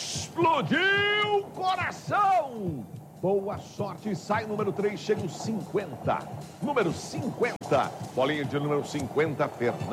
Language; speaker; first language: Portuguese; native; Portuguese